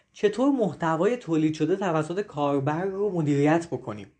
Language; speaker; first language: Persian; native; Persian